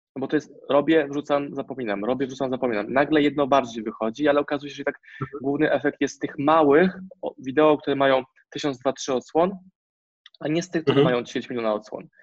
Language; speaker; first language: Polish; native; Polish